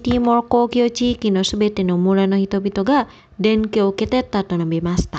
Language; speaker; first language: Japanese; non-native, fluent; Indonesian